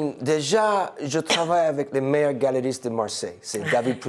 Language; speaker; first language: French; non-native, fluent; English